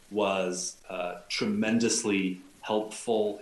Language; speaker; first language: English; native; English